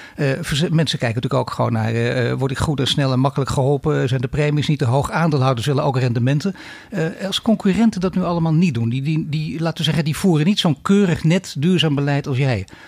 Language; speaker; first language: Dutch; native; Dutch